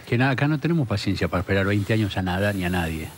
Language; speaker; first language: Spanish; native; Spanish